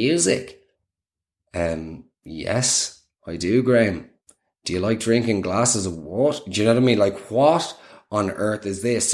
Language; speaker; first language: English; native; English